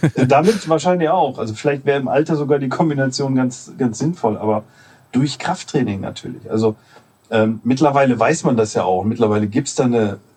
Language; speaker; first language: German; native; German